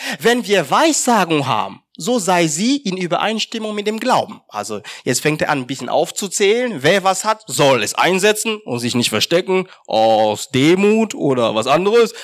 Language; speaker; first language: German; non-native, fluent; French